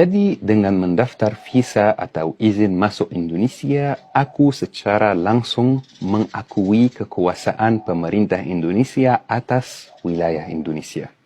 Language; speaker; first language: Indonesian; non-native, fluent; Arabic